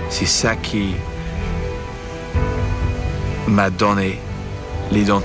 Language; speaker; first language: French; non-native, fluent; English